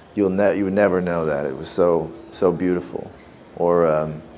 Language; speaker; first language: English; native; English